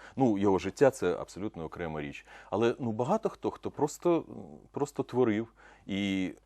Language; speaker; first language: Ukrainian; non-native, local second language; Russian